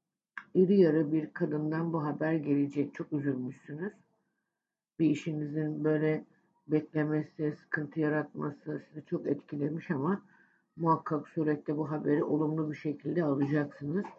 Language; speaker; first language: Turkish; native; Turkish